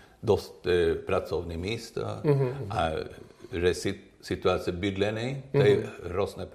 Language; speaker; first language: Czech; non-native, learner; Swedish